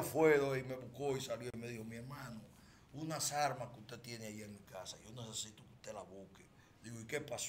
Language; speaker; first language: Spanish; native; Spanish